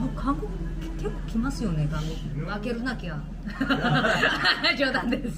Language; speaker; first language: Japanese; non-native, learner; Korean